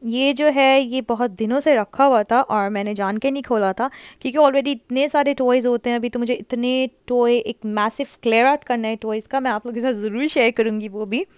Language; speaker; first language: Urdu; native; Urdu